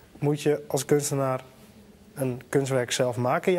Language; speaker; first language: Dutch; native; Dutch